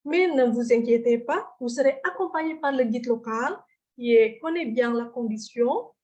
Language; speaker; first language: French; non-native, fluent; Indonesian